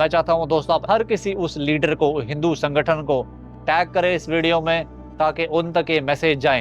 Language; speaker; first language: Hindi; native; Hindi